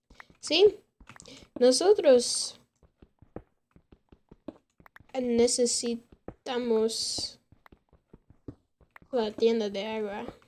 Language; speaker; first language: Spanish; non-native, learner; English